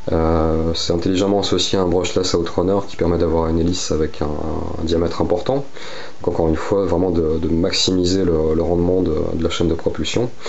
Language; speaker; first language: French; native; French